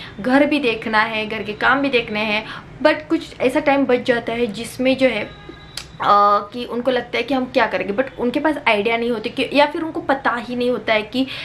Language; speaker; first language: Hindi; native; Hindi